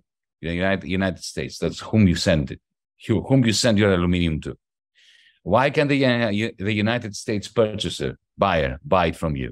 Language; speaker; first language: English; non-native, fluent; Greek